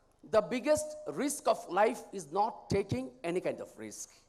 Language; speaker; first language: English; non-native, local second language; Bangla